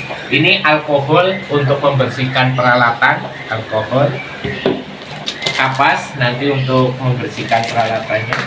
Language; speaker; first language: Indonesian; non-native, local second language; Javanese